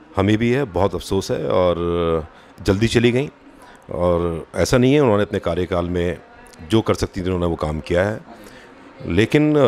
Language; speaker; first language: Hindi; native; Hindi